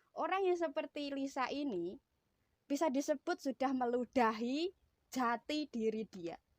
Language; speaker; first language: Indonesian; native; Indonesian